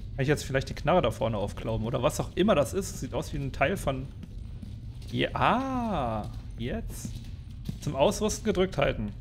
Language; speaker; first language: German; native; German